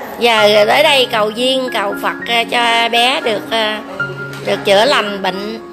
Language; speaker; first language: Vietnamese; native; Vietnamese